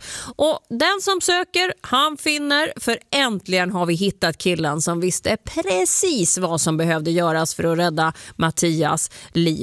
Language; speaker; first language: Swedish; native; Swedish